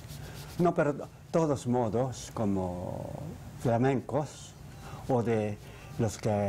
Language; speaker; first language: Spanish; non-native, fluent; Japanese